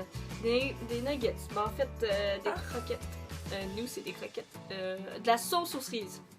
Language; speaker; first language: French; native; French